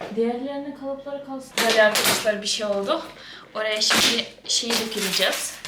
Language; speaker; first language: Turkish; non-native, learner; Russian